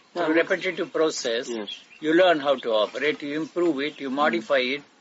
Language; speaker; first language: English; non-native, local second language; Telugu